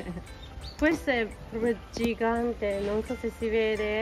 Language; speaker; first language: Italian; non-native, fluent; Japanese